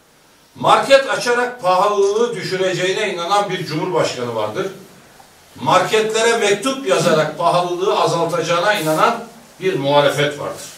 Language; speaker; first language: Turkish; native; Turkish